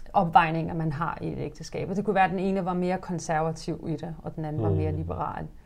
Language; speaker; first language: Danish; early bilingual, other home language; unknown